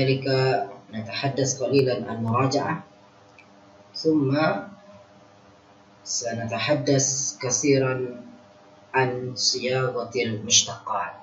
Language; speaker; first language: Arabic; non-native, fluent; Indonesian